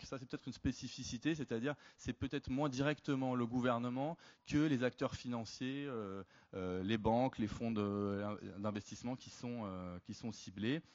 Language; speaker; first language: French; native; French